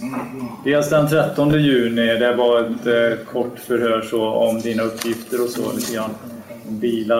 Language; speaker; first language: Swedish; native; Swedish